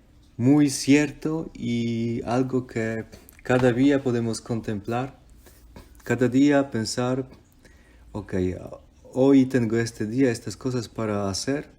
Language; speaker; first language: Spanish; non-native, fluent; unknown